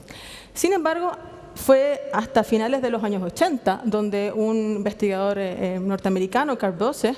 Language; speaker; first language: Spanish; native; Spanish